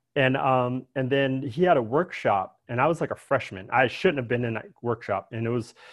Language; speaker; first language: English; native; English